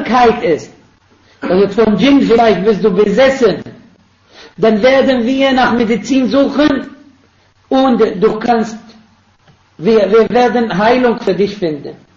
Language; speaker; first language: German; non-native, fluent; Arabic